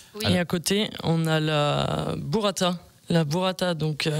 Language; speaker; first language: French; native; French